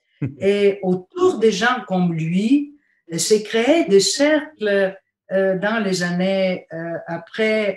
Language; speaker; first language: French; non-native, fluent; Bulgarian